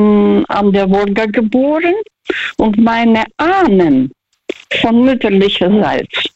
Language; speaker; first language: German; non-native, fluent; Russian